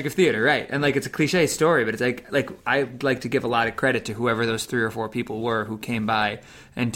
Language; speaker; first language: English; native; English